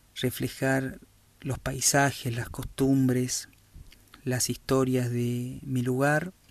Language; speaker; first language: Spanish; native; Spanish